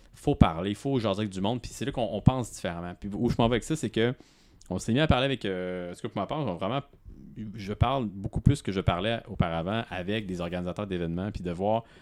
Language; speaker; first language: French; native; French